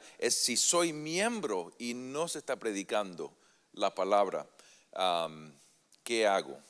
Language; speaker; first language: Spanish; early bilingual, heritage; Spanish